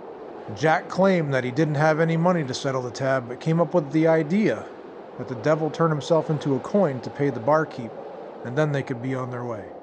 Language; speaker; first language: English; native; English